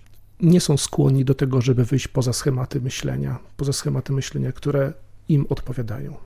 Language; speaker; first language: Polish; native; Polish